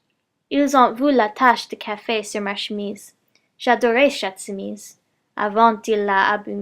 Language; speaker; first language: French; non-native, learner; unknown